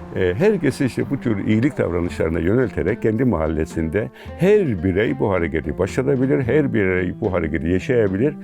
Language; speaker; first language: Turkish; native; Turkish